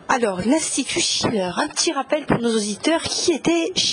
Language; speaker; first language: French; native; French